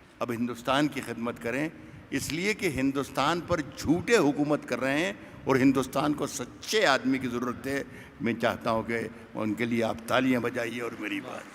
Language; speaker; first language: Urdu; native; Urdu